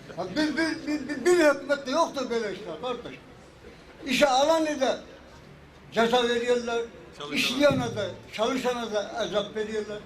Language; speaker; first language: Turkish; early bilingual, heritage; Turkish